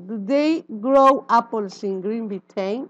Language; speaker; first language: English; non-native, learner; Spanish